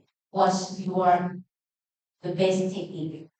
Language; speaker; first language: English; non-native, learner; Thai